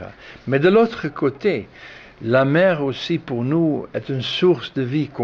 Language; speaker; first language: French; non-native, fluent; Dutch